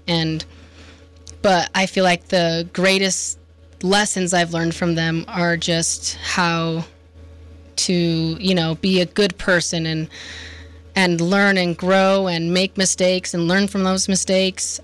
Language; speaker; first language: English; native; English